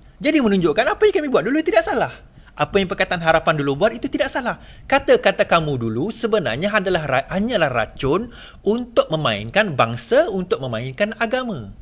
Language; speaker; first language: Malay; native; Malay